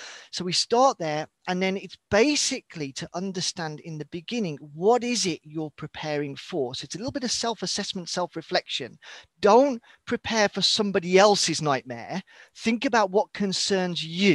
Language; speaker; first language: English; native; English